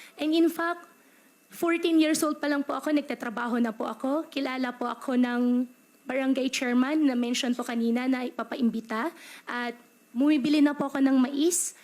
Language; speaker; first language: Filipino; native; Filipino